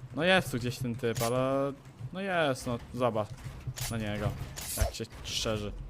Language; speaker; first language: Polish; native; Polish